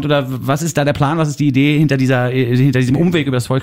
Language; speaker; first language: German; native; German